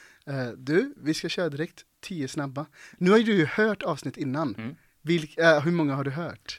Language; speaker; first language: Swedish; native; Swedish